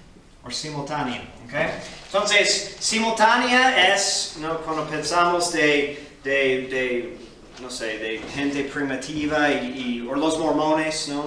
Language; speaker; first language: Spanish; non-native, fluent; English